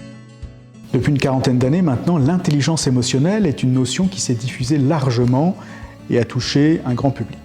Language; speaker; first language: French; native; French